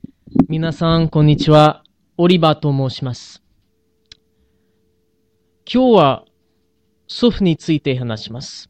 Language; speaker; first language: Japanese; non-native, learner; English